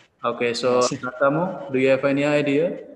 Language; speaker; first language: English; non-native, learner; Indonesian